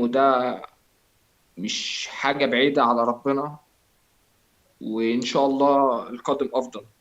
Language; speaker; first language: Arabic; native; Arabic